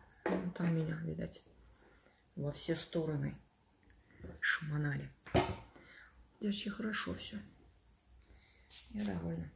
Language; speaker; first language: Russian; native; Russian